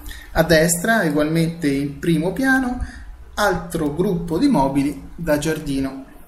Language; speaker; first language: Italian; native; Italian